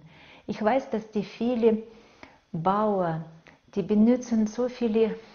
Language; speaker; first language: German; non-native, fluent; Russian